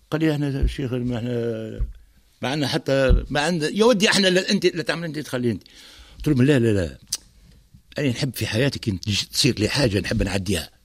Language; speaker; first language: Arabic; native; Arabic